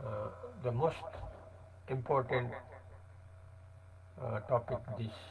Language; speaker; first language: English; non-native, learner; Nepali